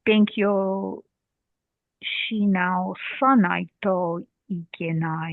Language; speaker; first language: Japanese; non-native, learner; English